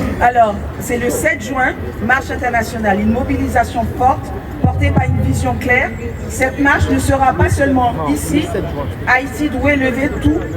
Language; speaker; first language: French; non-native, local second language; Haitian Creole